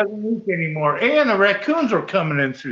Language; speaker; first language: English; native; English